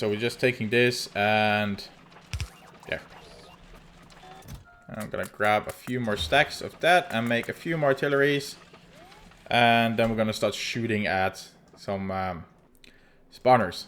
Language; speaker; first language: English; non-native, fluent; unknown